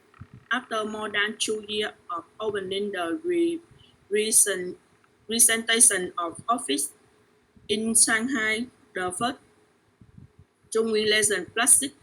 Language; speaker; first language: English; non-native, learner; Vietnamese